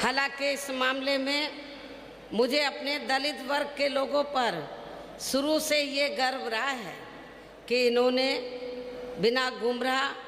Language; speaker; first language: Hindi; native; Hindi